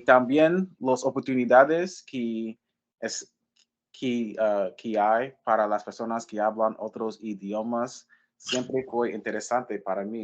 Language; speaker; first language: Spanish; non-native, learner; English